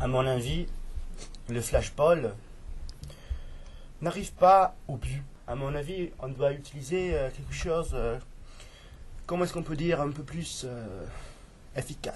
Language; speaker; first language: French; non-native, fluent; English